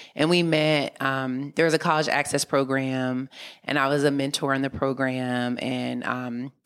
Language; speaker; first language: English; native; English